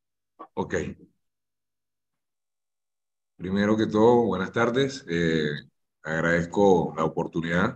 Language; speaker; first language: Spanish; native; Spanish